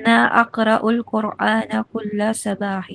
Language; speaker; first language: Arabic; non-native, learner; Filipino